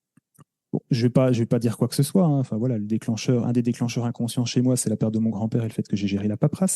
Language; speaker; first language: French; native; French